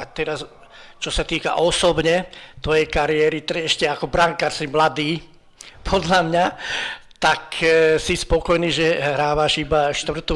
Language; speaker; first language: Slovak; non-native, local second language; Hungarian